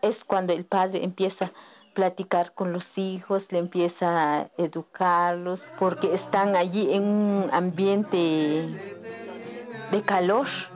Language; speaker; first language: Spanish; non-native, local second language; Kʼicheʼ